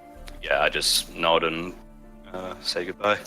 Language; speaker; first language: English; native; English